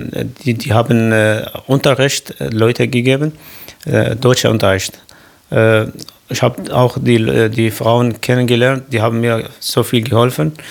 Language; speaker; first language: German; non-native, learner; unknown